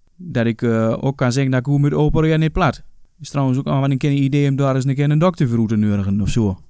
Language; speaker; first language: Dutch; native; Dutch